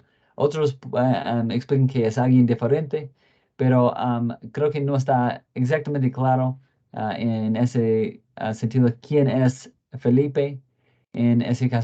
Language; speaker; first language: Spanish; non-native, fluent; English